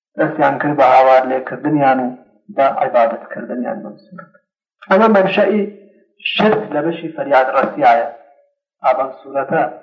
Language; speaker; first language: Central Kurdish; non-native, local second language; Gurani